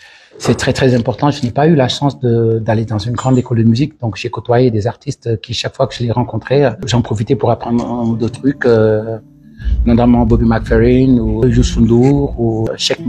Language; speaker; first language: French; non-native, local second language; Wolof